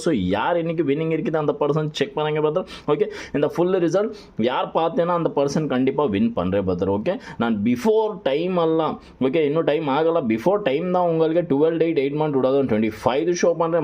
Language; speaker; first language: Tamil; non-native, local second language; Malayalam